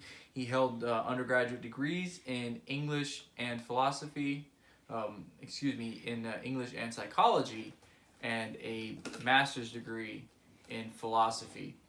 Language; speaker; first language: English; native; English